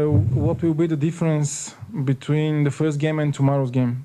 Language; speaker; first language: English; non-native, fluent; Bulgarian